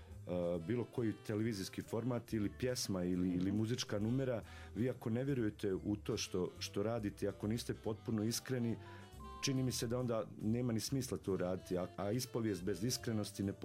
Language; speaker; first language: Serbian; native; Serbian